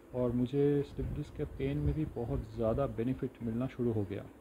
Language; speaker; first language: Hindi; non-native, local second language; Bangla